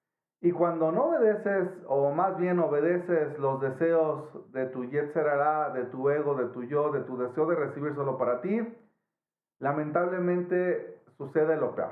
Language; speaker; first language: Spanish; native; Spanish